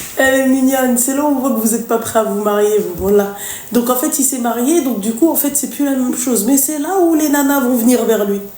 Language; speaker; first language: French; native; French